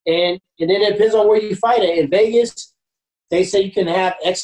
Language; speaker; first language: English; native; English